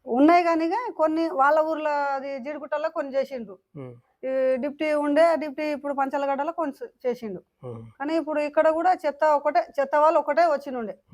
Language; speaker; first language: Telugu; non-native, local second language; Lambadi